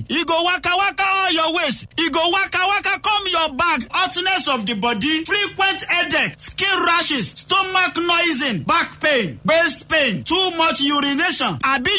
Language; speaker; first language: Nigerian Pidgin; native; Nigerian Pidgin